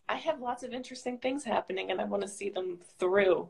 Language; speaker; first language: English; native; English